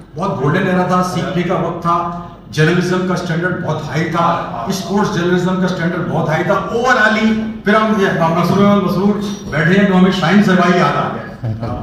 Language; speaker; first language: Urdu; native; Urdu